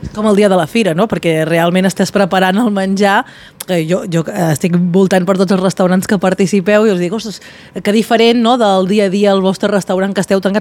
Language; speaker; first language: Catalan; native; Catalan